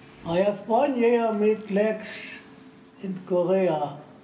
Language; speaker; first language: English; non-native, learner; Dutch